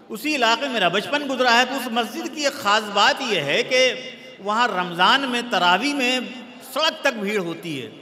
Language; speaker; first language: Urdu; native; Urdu